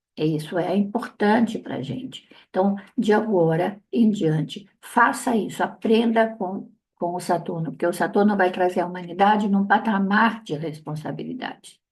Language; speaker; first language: Portuguese; non-native, fluent; Italian